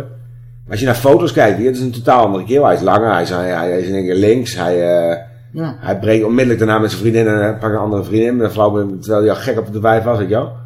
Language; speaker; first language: Dutch; native; Dutch